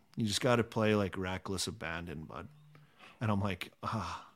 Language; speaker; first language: English; native; English